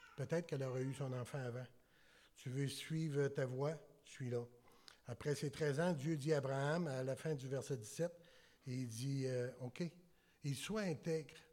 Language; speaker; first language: French; native; French